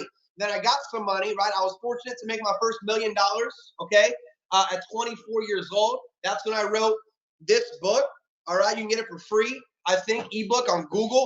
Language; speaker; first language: English; native; English